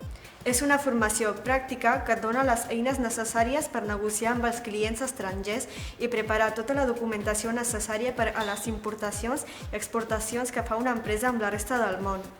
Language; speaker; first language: Catalan; early bilingual, other home language; Punjabi